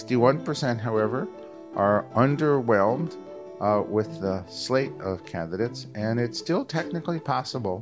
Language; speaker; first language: English; native; English